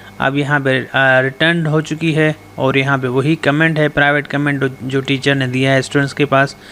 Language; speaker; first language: Urdu; non-native, local second language; Sindhi